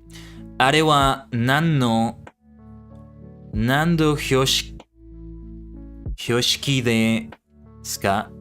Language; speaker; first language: Japanese; non-native, learner; English